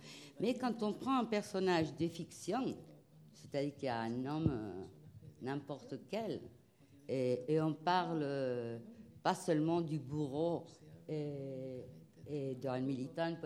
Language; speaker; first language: French; non-native, fluent; Spanish